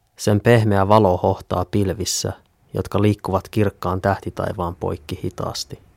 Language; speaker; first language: Finnish; native; Finnish